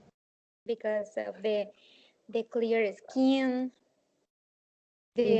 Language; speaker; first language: English; non-native, learner; Spanish